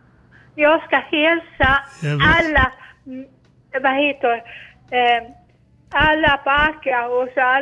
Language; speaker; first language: Swedish; non-native, learner; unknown